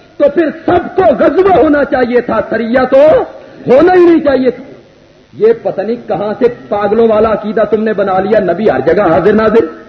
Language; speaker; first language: Urdu; non-native, local second language; Punjabi